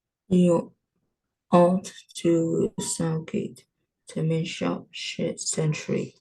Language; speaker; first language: English; non-native, learner; Vietnamese